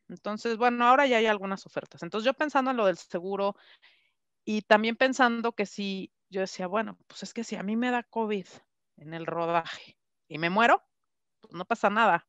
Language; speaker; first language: Spanish; native; Spanish